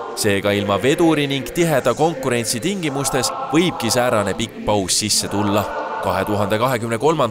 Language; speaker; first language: Estonian; native; Estonian